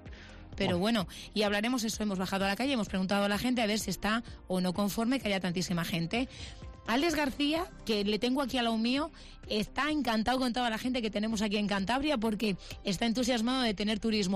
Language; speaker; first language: Spanish; native; Spanish